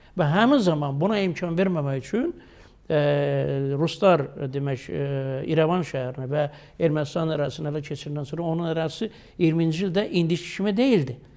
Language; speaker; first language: Azerbaijani; native; Azerbaijani